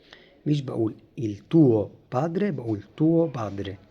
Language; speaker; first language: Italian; non-native, fluent; Arabic